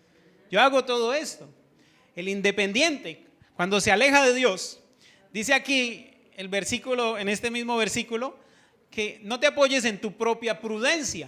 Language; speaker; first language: Spanish; native; Spanish